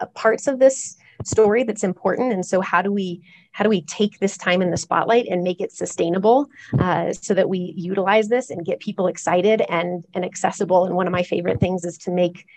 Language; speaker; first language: English; native; English